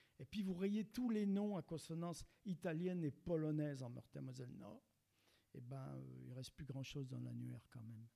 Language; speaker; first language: French; native; French